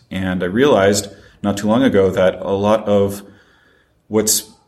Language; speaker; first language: English; non-native, fluent; French